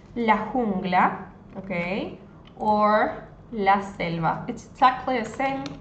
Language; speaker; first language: English; non-native, fluent; Spanish